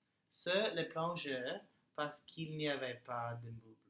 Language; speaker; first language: French; non-native, learner; English